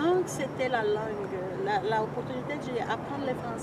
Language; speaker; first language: French; non-native, fluent; Portuguese